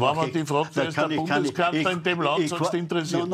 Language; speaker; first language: German; native; German